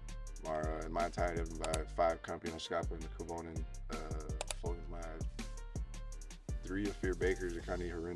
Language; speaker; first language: Dutch; non-native, fluent; English